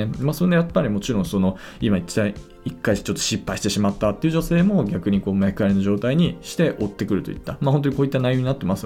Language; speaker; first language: Japanese; native; Japanese